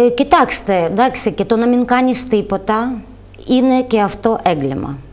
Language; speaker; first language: Greek; non-native, fluent; Ukrainian